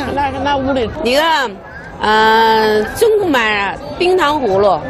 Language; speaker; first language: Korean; non-native, learner; Chinese